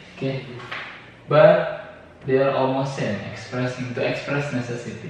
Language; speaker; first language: English; non-native, fluent; Indonesian